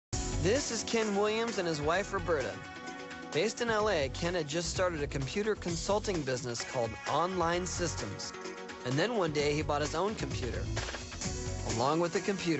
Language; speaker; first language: English; native; English